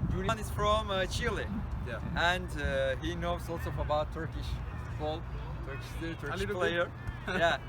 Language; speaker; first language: English; non-native, learner; Turkish